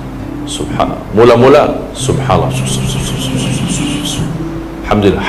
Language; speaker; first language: Indonesian; non-native, fluent; Arabic